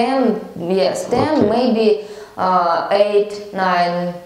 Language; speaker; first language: English; non-native, learner; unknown